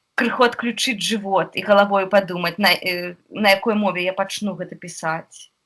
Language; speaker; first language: Belarusian; non-native, local second language; Russian